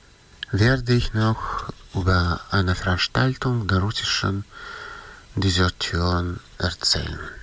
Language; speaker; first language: German; non-native, fluent; Russian